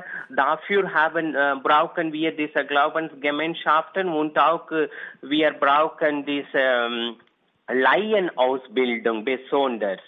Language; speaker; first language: German; non-native, learner; Tamil